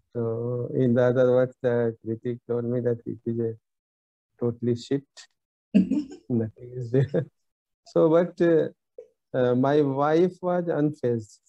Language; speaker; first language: English; non-native, local second language; Bhojpuri